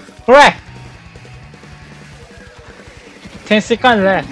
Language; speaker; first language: English; non-native, learner; Japanese